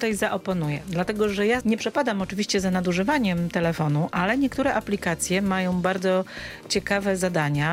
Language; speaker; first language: Polish; native; Polish